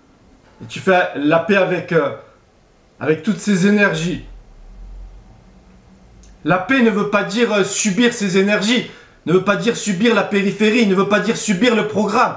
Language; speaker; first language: French; native; French